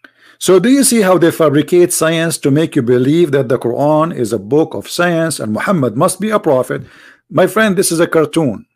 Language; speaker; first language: English; non-native, fluent; Arabic